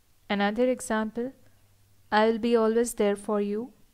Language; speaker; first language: English; non-native, local second language; Hindi